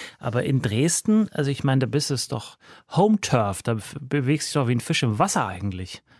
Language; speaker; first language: German; native; German